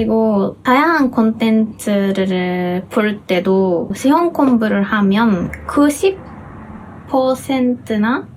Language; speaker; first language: Korean; non-native, fluent; Japanese